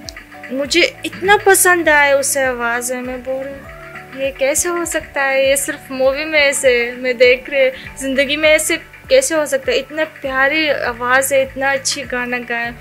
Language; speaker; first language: Hindi; non-native, learner; Russian